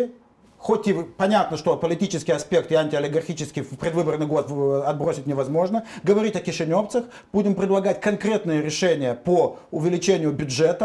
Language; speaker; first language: Russian; native; Russian